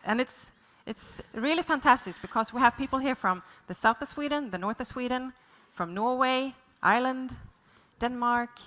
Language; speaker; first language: English; non-native, fluent; Swedish